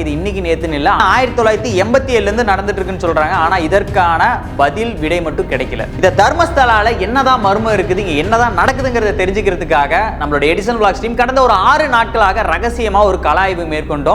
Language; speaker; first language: Tamil; native; Tamil